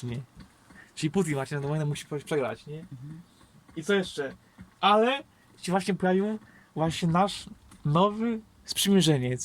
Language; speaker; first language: Polish; native; Polish